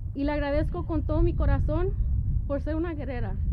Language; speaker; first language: Spanish; early bilingual, heritage; Spanish